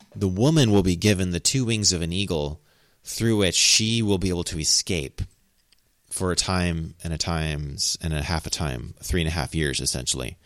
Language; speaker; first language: English; native; English